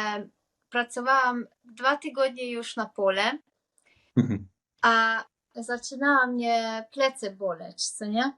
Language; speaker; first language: Polish; non-native, learner; Hungarian